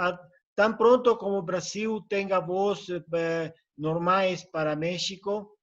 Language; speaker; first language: Portuguese; non-native, learner; Spanish